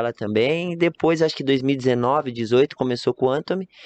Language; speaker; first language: Portuguese; native; Portuguese